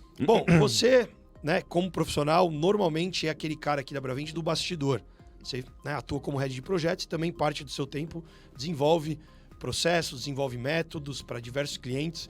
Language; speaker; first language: Portuguese; native; Portuguese